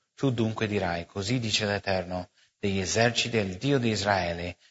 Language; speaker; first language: Italian; non-native, fluent; English